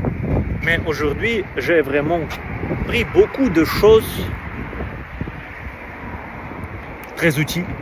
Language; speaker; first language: French; non-native, fluent; Russian